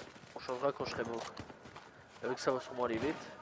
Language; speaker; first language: French; native; French